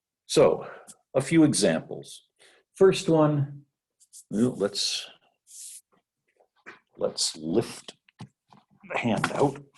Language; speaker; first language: English; native; English